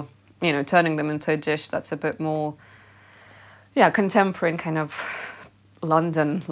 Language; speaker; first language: English; non-native, fluent; Russian